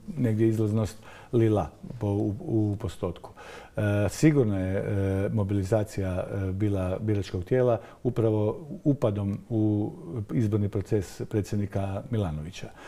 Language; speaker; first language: Croatian; native; Croatian